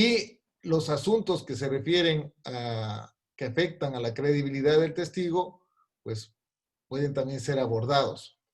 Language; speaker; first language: Spanish; native; Spanish